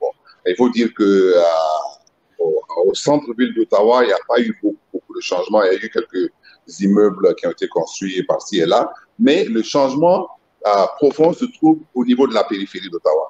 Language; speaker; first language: French; non-native, local second language; Mossi